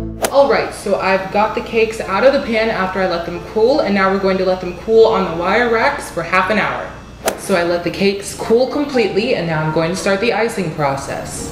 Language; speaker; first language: English; native; English